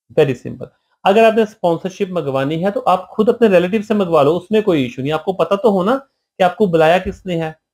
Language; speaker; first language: Hindi; non-native, local second language; Punjabi